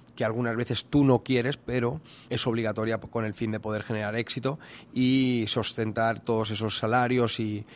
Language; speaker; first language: Spanish; native; Spanish